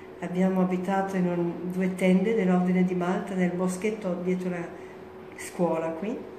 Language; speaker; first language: Italian; non-native, fluent; German